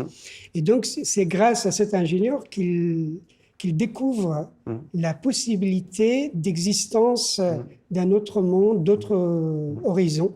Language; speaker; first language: French; non-native, fluent; Persian